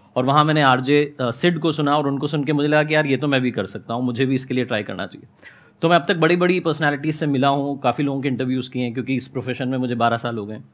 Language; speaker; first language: Hindi; native; Hindi